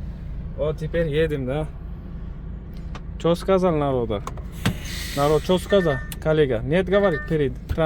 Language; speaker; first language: Russian; non-native, learner; Uzbek